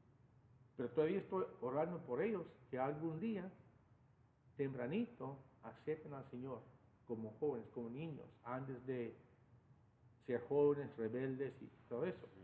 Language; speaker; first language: Spanish; non-native, fluent; English